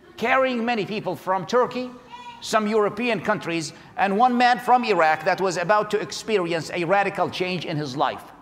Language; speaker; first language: English; non-native, fluent; Arabic